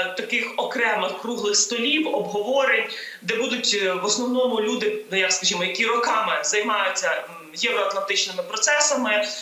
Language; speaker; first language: Ukrainian; native; Ukrainian